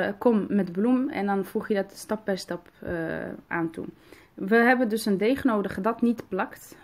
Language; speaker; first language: Dutch; early bilingual, other home language; Arabic